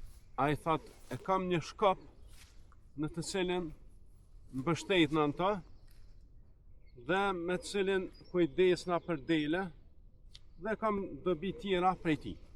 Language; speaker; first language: Albanian; native; Albanian